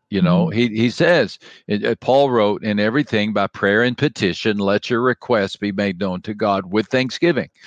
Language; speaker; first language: English; native; English